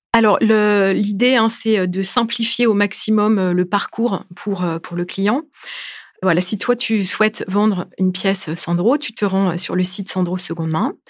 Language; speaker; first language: French; native; French